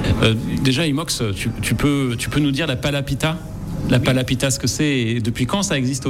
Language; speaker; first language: French; native; French